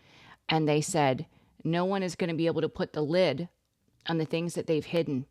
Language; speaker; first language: English; native; English